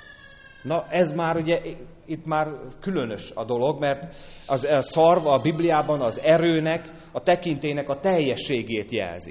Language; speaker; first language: Hungarian; native; Hungarian